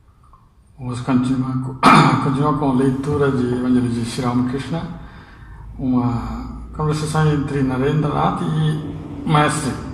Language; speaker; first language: Portuguese; non-native, fluent; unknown